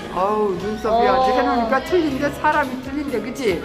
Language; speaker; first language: Korean; native; Korean